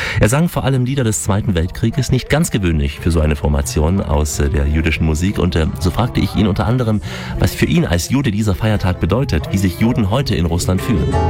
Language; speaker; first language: German; native; German